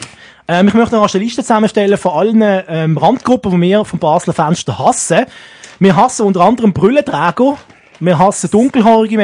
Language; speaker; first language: German; native; German